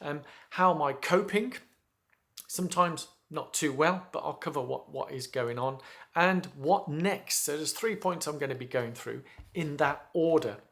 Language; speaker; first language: English; native; English